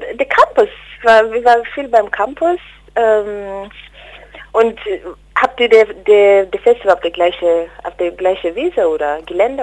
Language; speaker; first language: German; non-native, learner; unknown